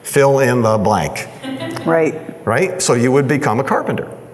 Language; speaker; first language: English; native; English